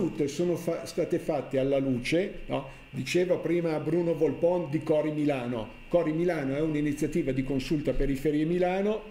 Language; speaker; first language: Italian; native; Italian